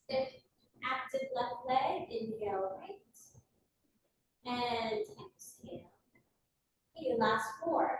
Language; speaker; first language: English; native; English